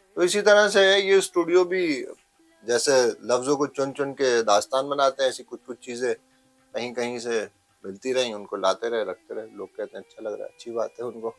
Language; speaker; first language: Hindi; native; Hindi